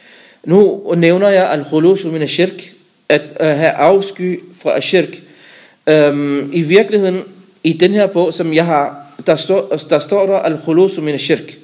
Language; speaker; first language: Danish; non-native, fluent; Arabic